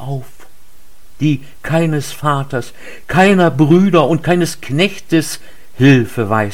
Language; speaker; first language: German; native; German